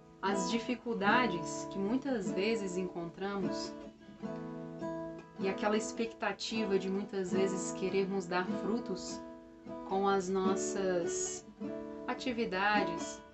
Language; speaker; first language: Portuguese; native; Portuguese